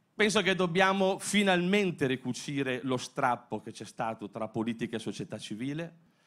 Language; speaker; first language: Italian; native; Italian